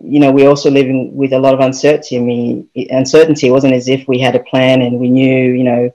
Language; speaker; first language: English; native; English